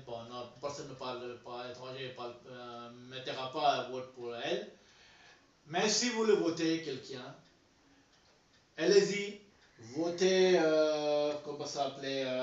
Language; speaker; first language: French; non-native, learner; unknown